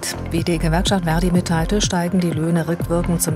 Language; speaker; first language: German; native; German